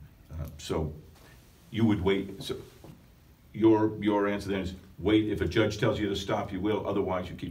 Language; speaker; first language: English; native; English